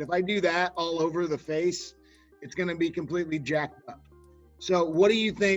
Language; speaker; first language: English; native; English